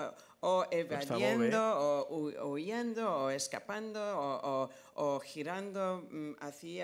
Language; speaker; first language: Spanish; non-native, fluent; English